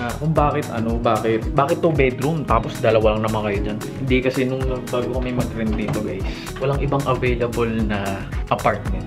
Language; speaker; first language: Filipino; native; Filipino